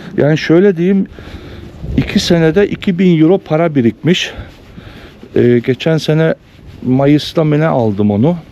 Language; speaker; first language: Turkish; early bilingual, heritage; Turkish